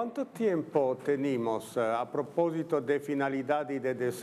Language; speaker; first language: Spanish; non-native, learner; Italian